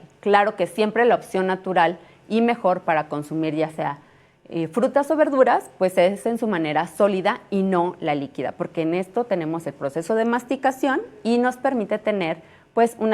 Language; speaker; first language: Spanish; native; Spanish